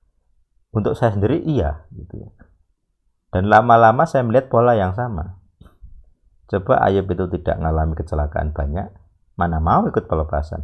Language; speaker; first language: Indonesian; native; Indonesian